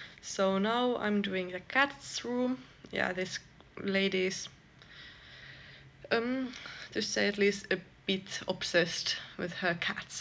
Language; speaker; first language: English; non-native, fluent; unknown